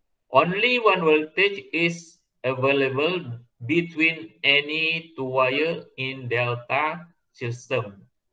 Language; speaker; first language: English; non-native, local second language; Malay